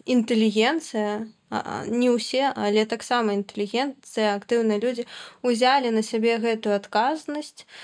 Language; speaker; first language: Belarusian; non-native, local second language; Russian